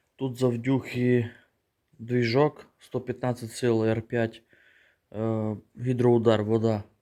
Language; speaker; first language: Ukrainian; native; Ukrainian